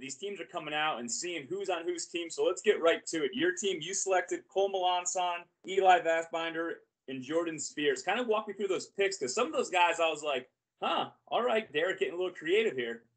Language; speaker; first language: English; native; English